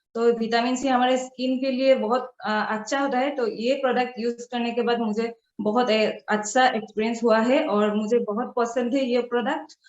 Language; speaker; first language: Hindi; non-native, local second language; Assamese